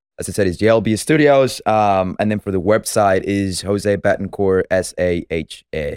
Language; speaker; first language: English; non-native, fluent; Spanish